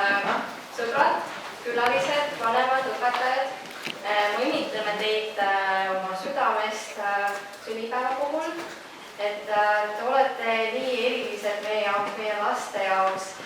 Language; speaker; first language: Estonian; non-native, local second language; Russian